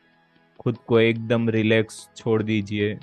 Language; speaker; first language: Hindi; native; Hindi